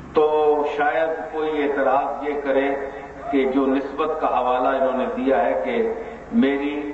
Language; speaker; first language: Urdu; non-native, local second language; Punjabi